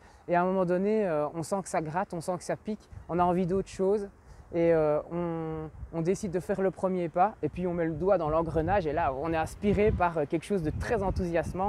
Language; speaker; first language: French; native; French